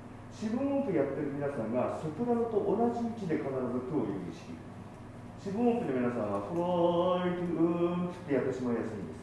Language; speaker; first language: Japanese; native; Japanese